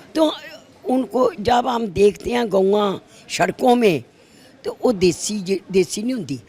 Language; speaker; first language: Hindi; non-native, local second language; Punjabi